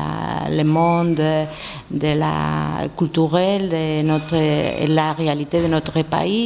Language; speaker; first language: French; non-native, learner; Spanish